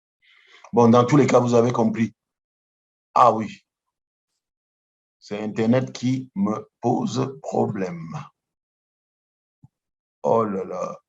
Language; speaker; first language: French; non-native, local second language; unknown